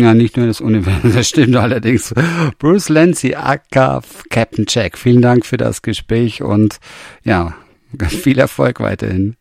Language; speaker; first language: German; native; German